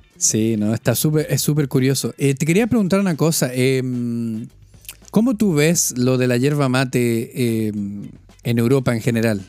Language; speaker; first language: Spanish; native; Spanish